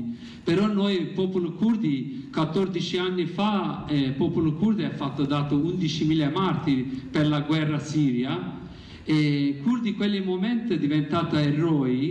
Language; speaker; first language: Italian; non-native, learner; Kurdish